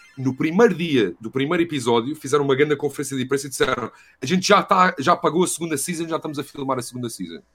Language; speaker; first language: Portuguese; native; Portuguese